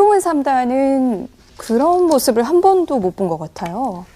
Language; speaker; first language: Korean; native; Korean